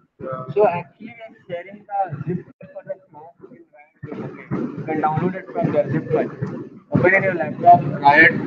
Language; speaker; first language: English; non-native, local second language; Hindi